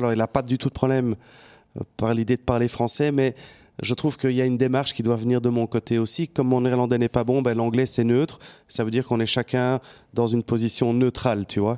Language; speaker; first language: French; native; French